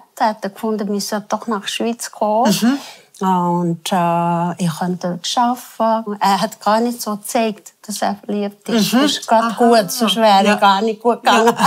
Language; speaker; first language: German; non-native, fluent; Tibetan